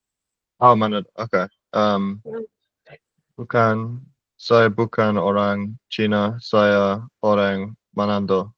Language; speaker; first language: Indonesian; non-native, learner; English